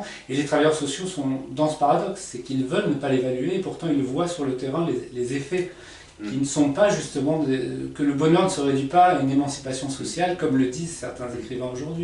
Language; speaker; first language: French; native; French